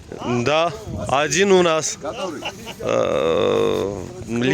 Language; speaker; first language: Russian; non-native, fluent; Armenian